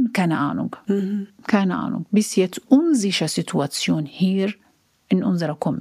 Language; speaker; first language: German; non-native, learner; Arabic